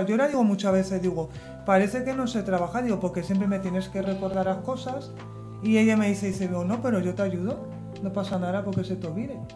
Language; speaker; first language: Spanish; native; Spanish